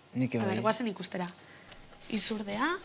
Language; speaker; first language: Basque; native; Basque